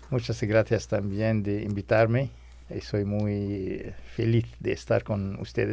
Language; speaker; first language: Spanish; non-native, fluent; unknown